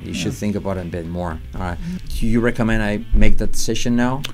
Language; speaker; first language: English; non-native, fluent; Spanish